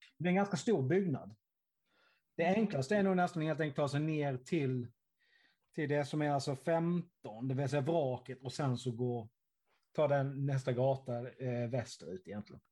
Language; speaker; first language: Swedish; native; Swedish